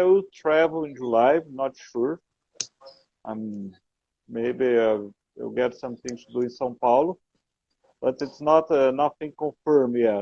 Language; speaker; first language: English; non-native, learner; Portuguese